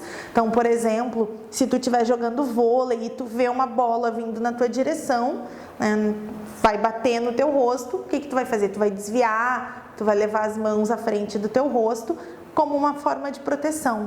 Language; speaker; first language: Portuguese; native; Portuguese